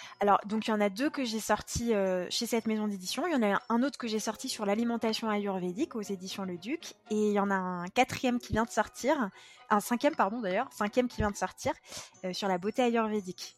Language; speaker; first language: French; native; French